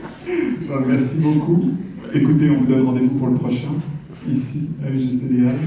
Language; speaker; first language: French; native; French